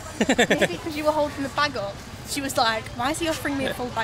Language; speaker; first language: English; native; English